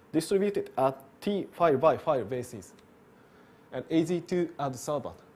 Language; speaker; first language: English; non-native, learner; Japanese